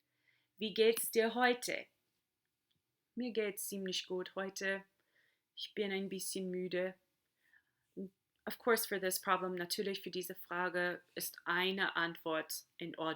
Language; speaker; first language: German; non-native, fluent; English